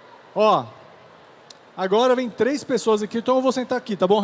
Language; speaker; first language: Portuguese; native; Portuguese